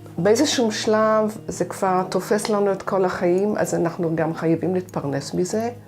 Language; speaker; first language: Hebrew; non-native, fluent; English